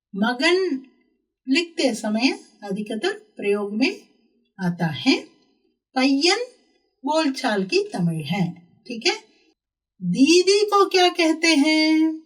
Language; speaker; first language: Hindi; non-native, local second language; Tamil